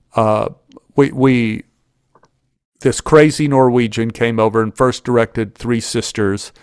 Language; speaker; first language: English; native; English